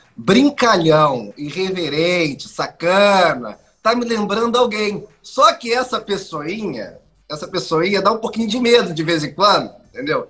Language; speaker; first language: Portuguese; native; Portuguese